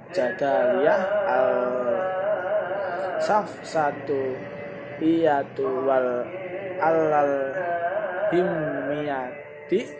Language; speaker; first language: Arabic; non-native, learner; Indonesian